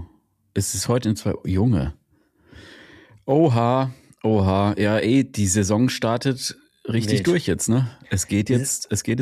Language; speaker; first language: German; native; German